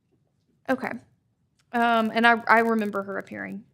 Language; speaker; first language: English; native; English